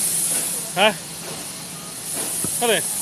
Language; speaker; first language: Chinese; native; Chinese